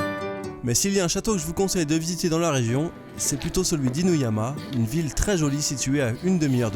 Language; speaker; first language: French; native; French